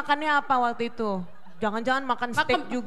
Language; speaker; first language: Indonesian; native; Indonesian